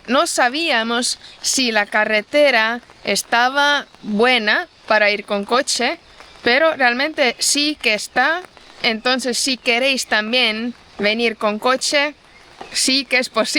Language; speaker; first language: Spanish; non-native, fluent; Estonian